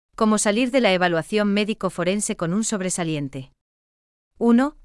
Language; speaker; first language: Spanish; non-native, fluent; German